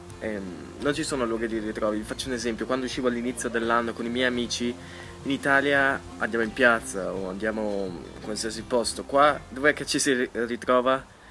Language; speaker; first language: Italian; native; Italian